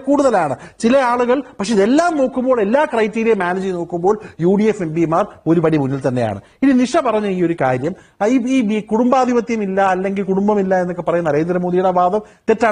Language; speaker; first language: Malayalam; native; Malayalam